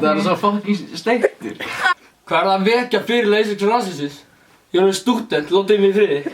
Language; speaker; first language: Icelandic; native; Icelandic